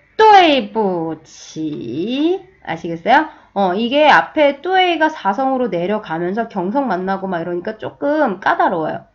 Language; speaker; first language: Korean; native; Korean